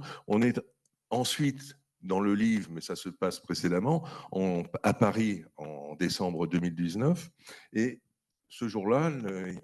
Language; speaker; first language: French; native; French